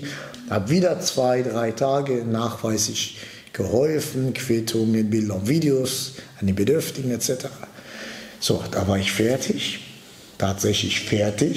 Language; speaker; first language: German; early bilingual, other home language; Turkish